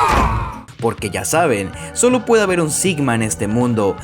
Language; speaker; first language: Spanish; native; Spanish